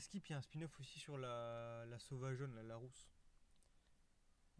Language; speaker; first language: French; native; French